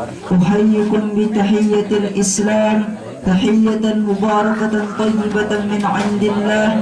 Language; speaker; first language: Arabic; non-native, fluent; Indonesian